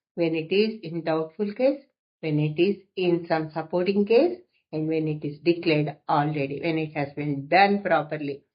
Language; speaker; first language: English; non-native, local second language; Telugu